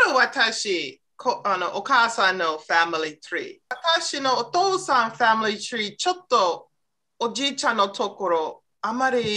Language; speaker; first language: Japanese; non-native, learner; English